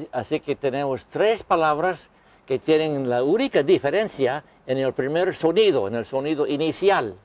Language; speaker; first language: Spanish; non-native, fluent; English